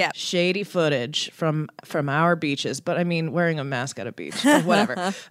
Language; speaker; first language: English; early bilingual, other home language; Persian